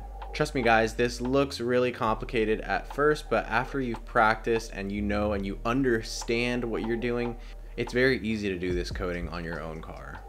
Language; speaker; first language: English; native; English